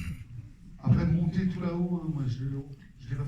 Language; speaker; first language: French; native; French